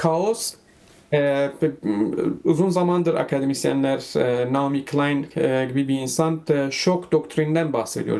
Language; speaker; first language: Turkish; non-native, fluent; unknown